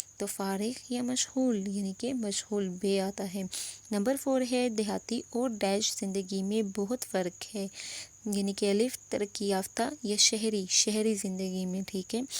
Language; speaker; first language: Urdu; non-native, local second language; Pashto